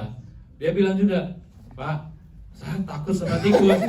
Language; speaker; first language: Indonesian; non-native, fluent; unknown